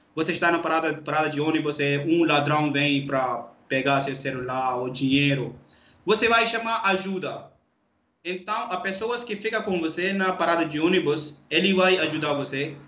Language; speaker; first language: Portuguese; non-native, learner; Urdu